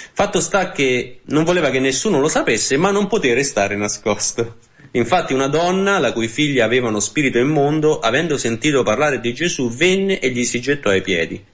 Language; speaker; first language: Italian; native; Italian